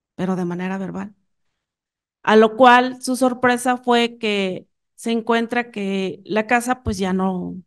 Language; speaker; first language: Spanish; non-native, local second language; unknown